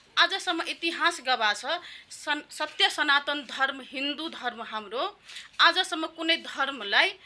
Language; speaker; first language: Nepali; non-native, local second language; Maithili